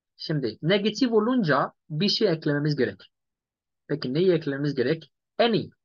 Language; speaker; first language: Turkish; non-native, fluent; Yoruba